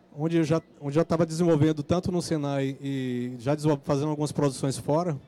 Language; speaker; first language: Portuguese; native; Portuguese